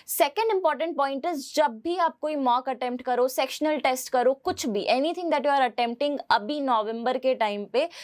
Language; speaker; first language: Hindi; native; Hindi